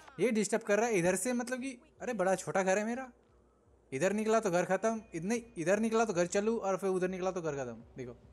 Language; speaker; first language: Hindi; native; Hindi